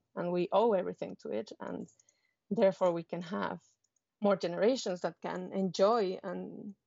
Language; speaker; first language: English; non-native, fluent; Spanish